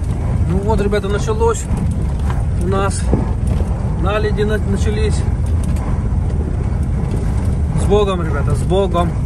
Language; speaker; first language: Russian; native; Russian